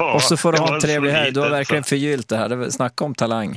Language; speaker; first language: Swedish; native; Swedish